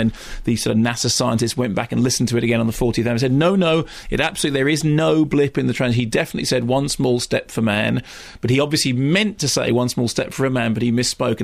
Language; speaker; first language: English; native; English